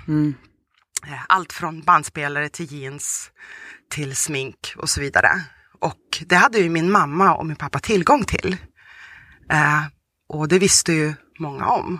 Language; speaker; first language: Swedish; early bilingual, other home language; Russian